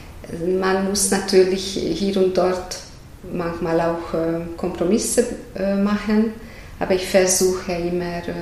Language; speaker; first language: German; non-native, fluent; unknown